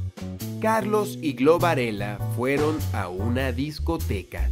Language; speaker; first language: Spanish; non-native, fluent; English